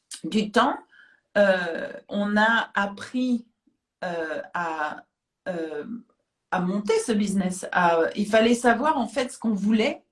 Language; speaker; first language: French; native; French